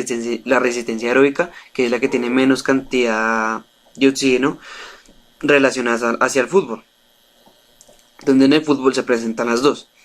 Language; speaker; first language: Spanish; native; Spanish